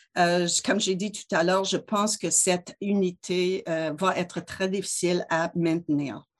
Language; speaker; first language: French; non-native, local second language; English